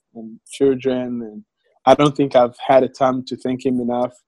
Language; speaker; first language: English; non-native, local second language; Kinyarwanda